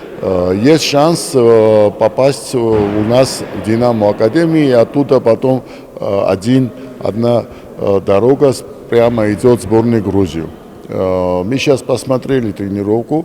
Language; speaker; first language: Russian; non-native, fluent; Georgian